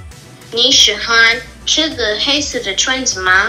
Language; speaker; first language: Chinese; non-native, learner; English